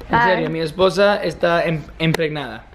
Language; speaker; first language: Spanish; non-native, learner; English